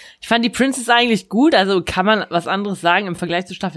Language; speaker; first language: German; native; German